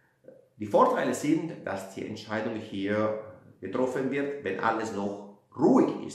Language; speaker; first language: German; non-native, fluent; Italian